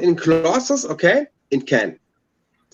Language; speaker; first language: English; non-native, learner; German